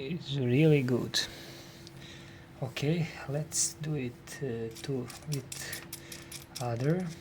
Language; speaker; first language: English; non-native, learner; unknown